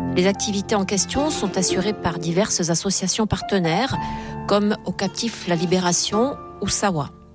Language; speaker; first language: French; native; French